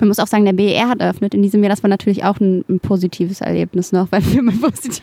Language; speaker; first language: German; native; German